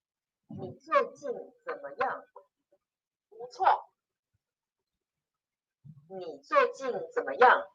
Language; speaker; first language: Chinese; non-native, learner; Polish